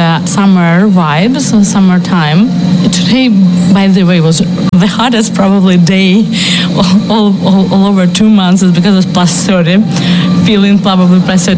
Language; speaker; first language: English; non-native, fluent; Ukrainian